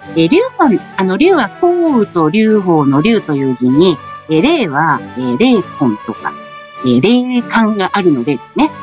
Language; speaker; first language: Japanese; native; Japanese